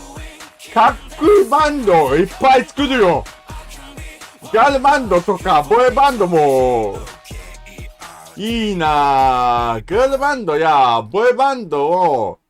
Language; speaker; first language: Japanese; non-native, learner; English